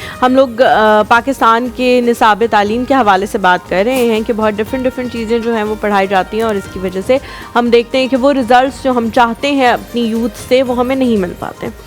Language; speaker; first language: Urdu; native; Urdu